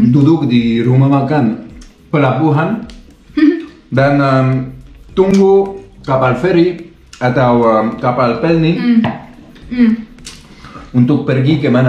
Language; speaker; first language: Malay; non-native, learner; Swiss German